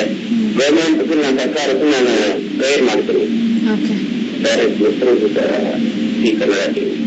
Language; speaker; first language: Kannada; non-native, local second language; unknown